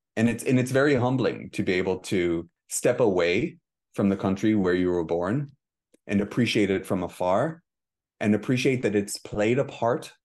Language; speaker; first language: English; early bilingual, heritage; Hebrew